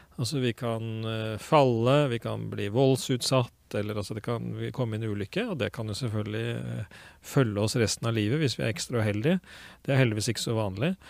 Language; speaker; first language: Norwegian; native; Norwegian